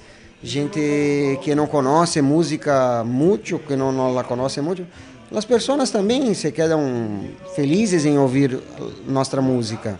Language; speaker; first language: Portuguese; non-native, learner; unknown